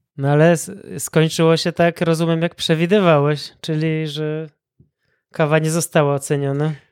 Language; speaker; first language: Polish; native; Polish